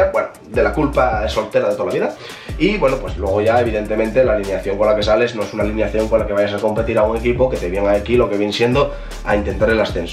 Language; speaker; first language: Spanish; native; Spanish